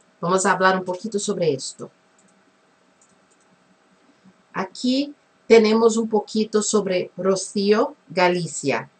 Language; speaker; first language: Spanish; non-native, fluent; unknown